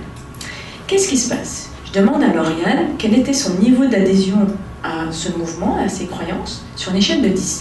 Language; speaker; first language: French; native; French